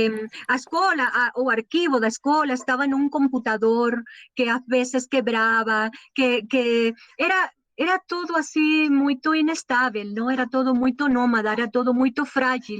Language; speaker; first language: Portuguese; non-native, learner; Spanish